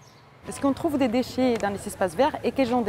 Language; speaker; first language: French; native; French